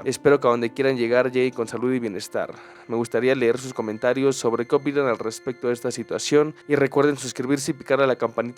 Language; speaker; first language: Spanish; native; Spanish